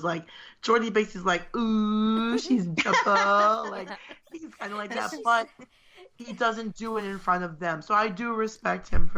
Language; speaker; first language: English; native; English